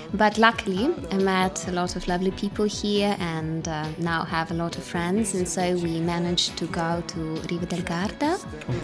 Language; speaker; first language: English; non-native, fluent; Russian